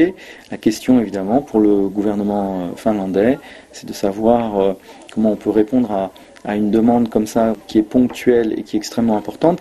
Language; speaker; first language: French; native; French